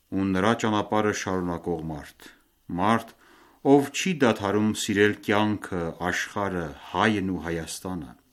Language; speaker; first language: Armenian; early bilingual, heritage; Armenian